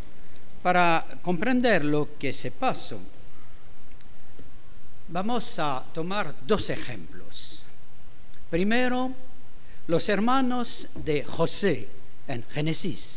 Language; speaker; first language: Spanish; non-native, fluent; French